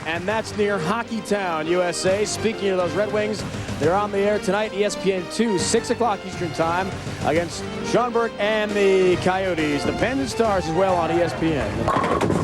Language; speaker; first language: English; native; English